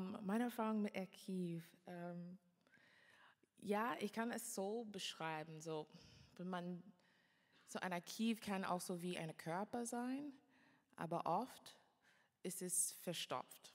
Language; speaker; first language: German; non-native, fluent; English